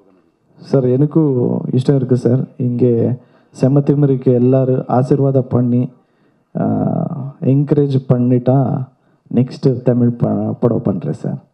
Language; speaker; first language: Tamil; non-native, learner; Kannada